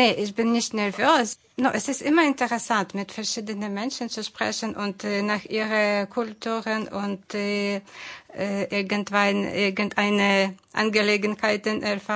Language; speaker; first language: German; non-native, learner; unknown